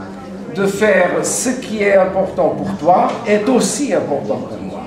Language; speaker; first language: French; non-native, fluent; Portuguese